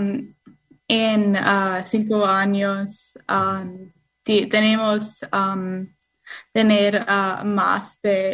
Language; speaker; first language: Spanish; non-native, learner; English